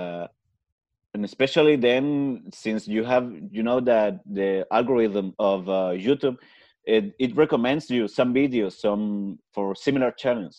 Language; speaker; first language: English; non-native, fluent; Spanish